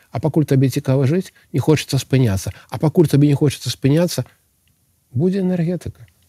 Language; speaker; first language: Belarusian; non-native, local second language; Russian